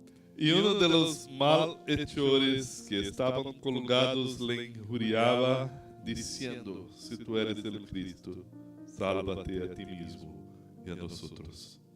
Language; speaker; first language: Spanish; non-native, fluent; Portuguese